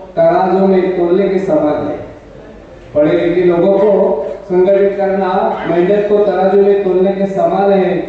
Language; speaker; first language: Hindi; non-native, local second language; Marathi